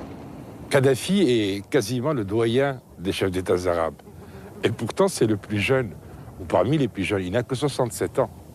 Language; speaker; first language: French; native; French